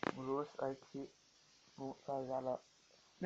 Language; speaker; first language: French; native; French